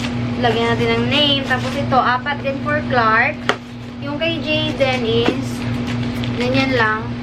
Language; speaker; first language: Filipino; non-native, local second language; Cebuano